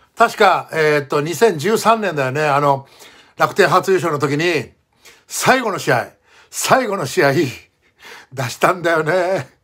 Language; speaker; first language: Japanese; native; Japanese